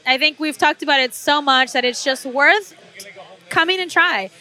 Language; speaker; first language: English; early bilingual, other home language; Spanish